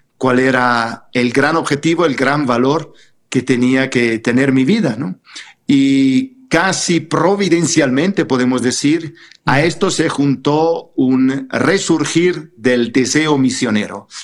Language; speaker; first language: Spanish; non-native, fluent; Italian